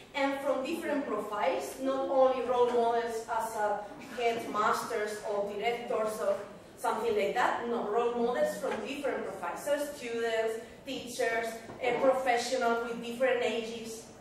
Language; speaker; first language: English; non-native, fluent; Spanish